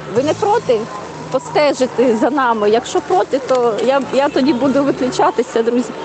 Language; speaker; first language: Ukrainian; native; Ukrainian